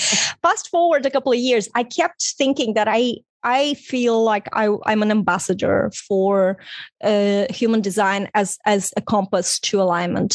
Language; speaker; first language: English; non-native, fluent; Russian